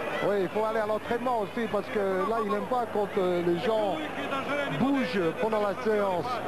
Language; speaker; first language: French; native; French